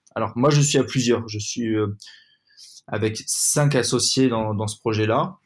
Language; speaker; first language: French; native; French